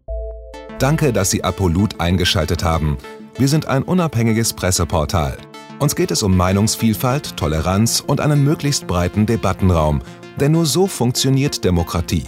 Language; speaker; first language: German; native; German